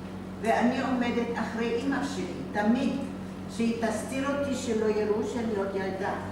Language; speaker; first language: Hebrew; non-native, fluent; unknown